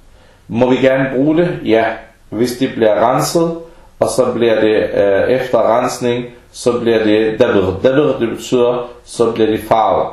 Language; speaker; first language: Danish; early bilingual, other home language; Arabic